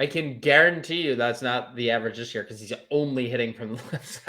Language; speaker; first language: English; native; English